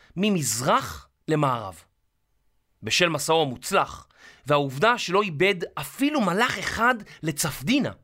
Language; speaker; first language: Hebrew; native; Hebrew